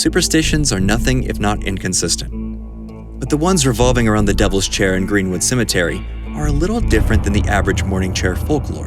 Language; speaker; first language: English; native; English